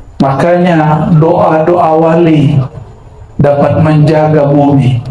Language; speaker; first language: Malay; non-native, local second language; Minangkabau